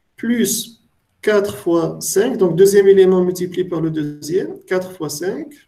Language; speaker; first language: French; non-native, local second language; Arabic